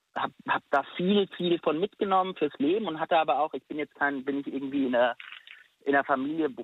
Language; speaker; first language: German; native; German